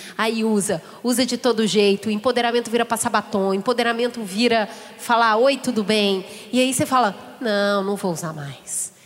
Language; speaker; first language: Portuguese; native; Portuguese